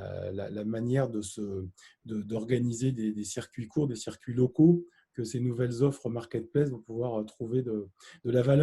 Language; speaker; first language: French; native; French